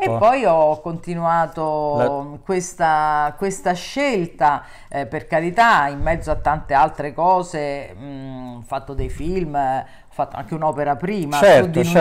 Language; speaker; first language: Italian; native; Italian